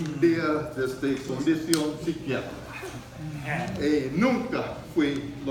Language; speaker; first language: Spanish; non-native, learner; English